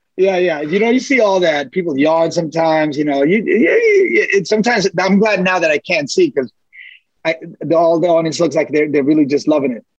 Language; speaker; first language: English; early bilingual, other home language; Spanish